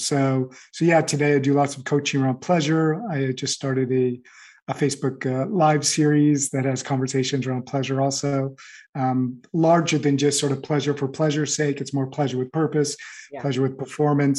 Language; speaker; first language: English; native; English